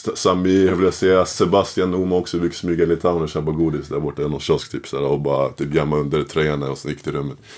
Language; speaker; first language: Swedish; native; Swedish